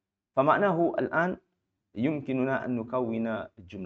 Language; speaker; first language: Arabic; non-native, fluent; Malay